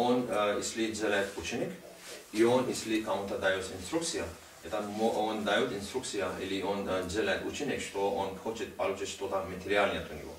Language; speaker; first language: Russian; non-native, learner; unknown